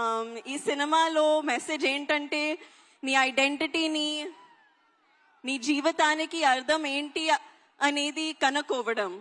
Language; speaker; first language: Telugu; non-native, learner; Hindi